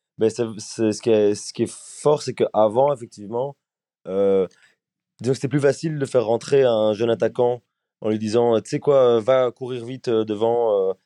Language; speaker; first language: French; native; French